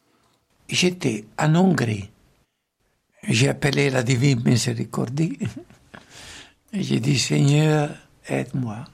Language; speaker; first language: French; non-native, fluent; Italian